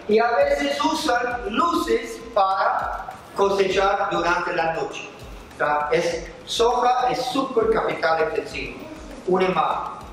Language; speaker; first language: Spanish; non-native, fluent; English